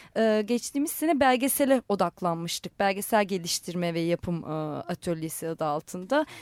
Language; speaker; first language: Turkish; non-native, local second language; Armenian